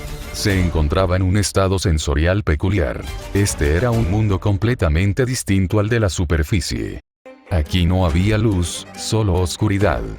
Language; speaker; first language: Spanish; native; Spanish